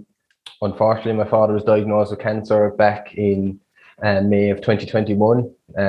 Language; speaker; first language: English; native; English